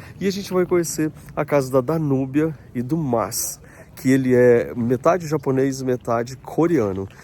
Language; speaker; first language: Portuguese; native; Portuguese